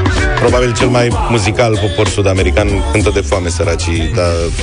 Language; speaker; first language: Romanian; native; Romanian